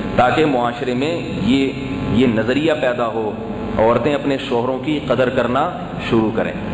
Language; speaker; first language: Urdu; native; Urdu